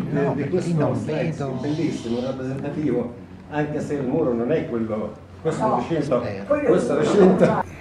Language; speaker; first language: Italian; non-native, fluent; Arabic